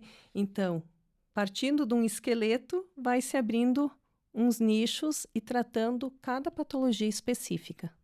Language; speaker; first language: Portuguese; native; Portuguese